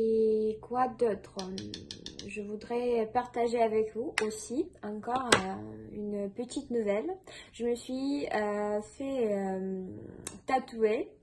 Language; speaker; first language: French; non-native, fluent; Russian